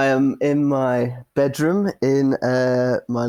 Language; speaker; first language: English; native; English